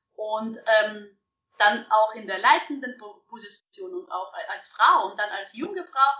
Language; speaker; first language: German; non-native, fluent; Russian